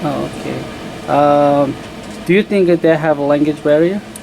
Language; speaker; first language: English; non-native, learner; Korean